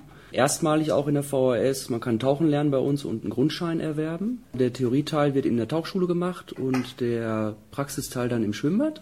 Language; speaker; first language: German; native; German